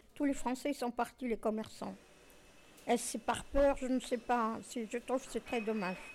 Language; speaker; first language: French; non-native, local second language; Arabic